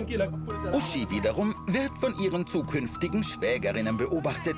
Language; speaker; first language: German; native; German